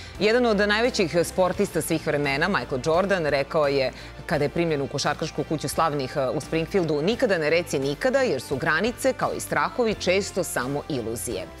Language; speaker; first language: Serbian; native; Serbian